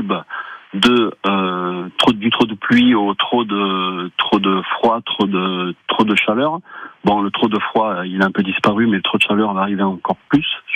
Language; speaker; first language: French; native; French